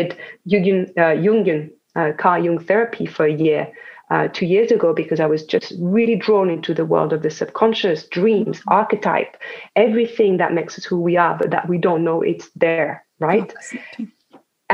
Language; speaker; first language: English; non-native, fluent; French